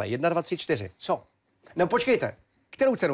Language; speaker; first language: Czech; native; Czech